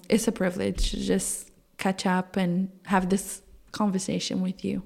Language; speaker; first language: English; non-native, fluent; Portuguese